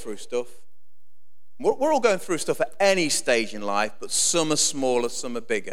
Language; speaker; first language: English; native; English